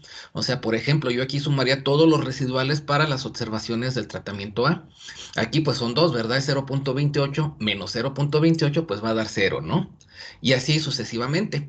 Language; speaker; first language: Spanish; native; Spanish